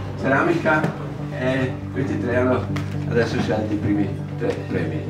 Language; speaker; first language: Italian; non-native, local second language; German